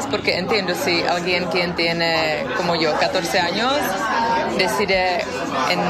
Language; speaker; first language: Spanish; non-native, fluent; Czech